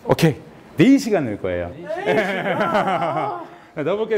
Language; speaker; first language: Korean; native; Korean